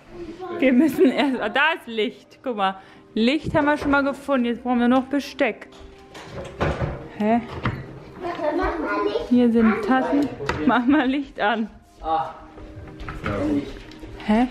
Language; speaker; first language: German; native; German